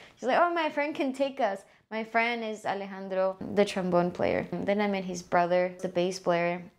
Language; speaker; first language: English; early bilingual, other home language; Spanish